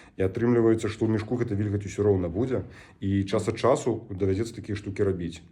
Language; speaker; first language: Belarusian; native; Belarusian